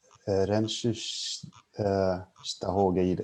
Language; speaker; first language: Japanese; non-native, learner; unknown